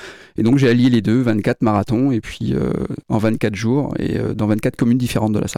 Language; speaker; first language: French; native; French